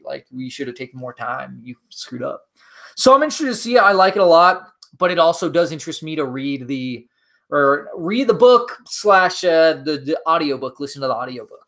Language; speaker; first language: English; native; English